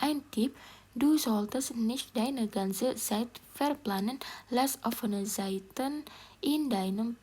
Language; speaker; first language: German; non-native, learner; Indonesian